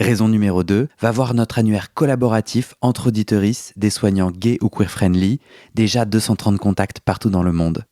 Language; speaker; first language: French; native; French